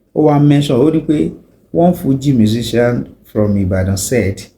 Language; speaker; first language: English; non-native, local second language; Yoruba